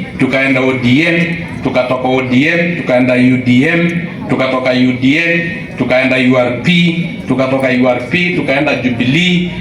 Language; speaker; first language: Swahili; non-native, local second language; Masai